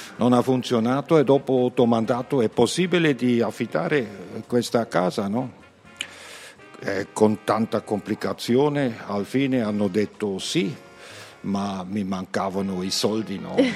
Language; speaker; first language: Italian; non-native, learner; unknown